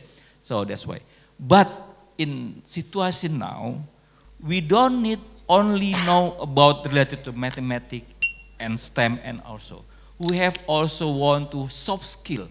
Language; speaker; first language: English; non-native, local second language; Indonesian